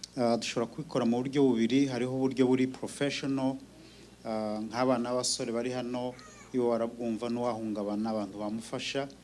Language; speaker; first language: Kinyarwanda; native; Kinyarwanda